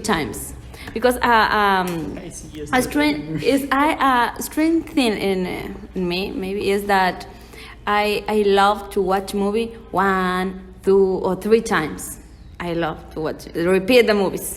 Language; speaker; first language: English; non-native, learner; Spanish